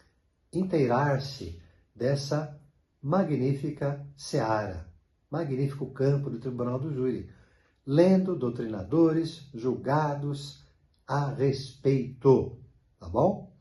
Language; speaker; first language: Portuguese; native; Portuguese